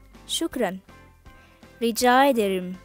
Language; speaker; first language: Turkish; non-native, fluent; Arabic